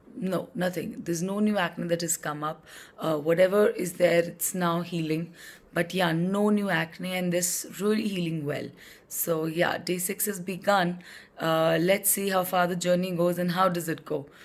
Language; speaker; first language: English; non-native, local second language; Hindi